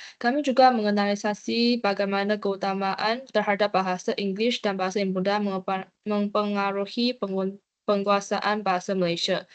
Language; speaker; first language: Malay; non-native, local second language; Chinese